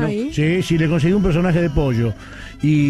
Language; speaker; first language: Spanish; native; Spanish